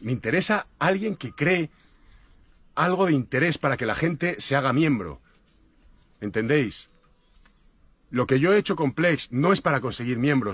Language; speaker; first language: Spanish; native; Spanish